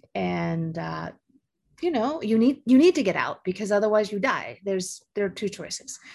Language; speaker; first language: English; early bilingual, other home language; Spanish